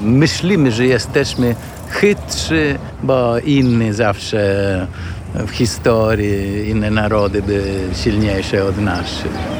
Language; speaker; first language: Polish; non-native, fluent; Italian